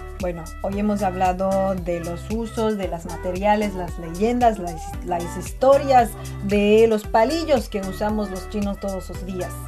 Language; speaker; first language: Spanish; non-native, fluent; Chinese